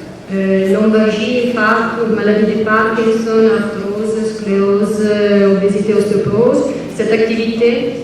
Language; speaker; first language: French; non-native, learner; Italian